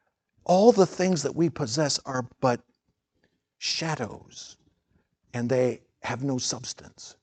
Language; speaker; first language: English; native; English